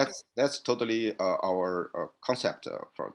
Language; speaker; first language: English; non-native, learner; Chinese